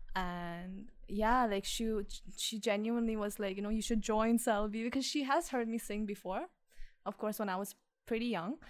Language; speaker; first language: English; early bilingual, other home language; Russian